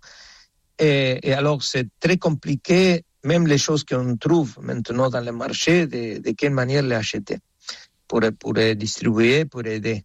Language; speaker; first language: French; non-native, fluent; Spanish